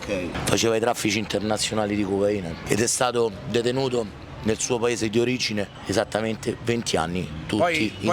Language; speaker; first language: Italian; native; Italian